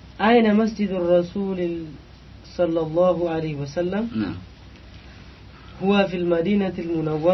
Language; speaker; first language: Arabic; non-native, learner; Indonesian